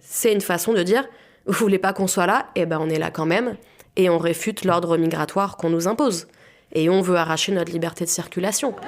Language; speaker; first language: French; native; French